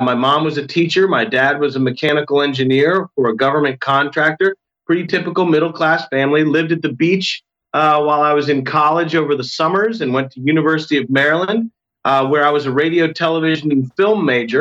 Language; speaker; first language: English; native; English